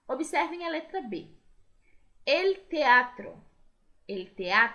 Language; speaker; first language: Spanish; non-native, fluent; Portuguese